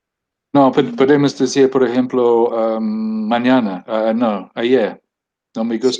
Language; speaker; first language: Spanish; non-native, learner; English